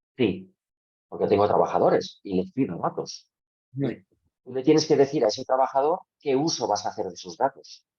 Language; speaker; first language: Spanish; non-native, local second language; Catalan